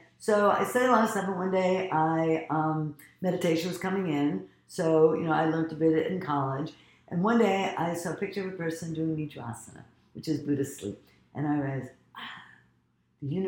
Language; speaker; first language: English; native; English